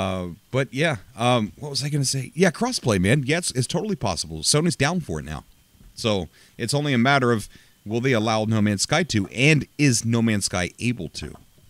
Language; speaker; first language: English; native; English